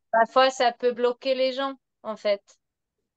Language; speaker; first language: French; non-native, fluent; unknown